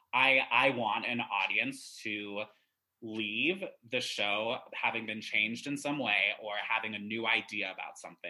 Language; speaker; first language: English; native; English